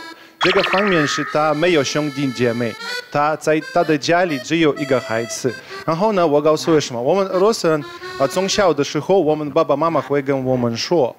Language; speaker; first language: Chinese; non-native, fluent; Russian